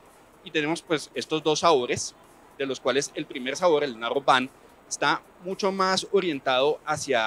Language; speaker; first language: Spanish; native; Spanish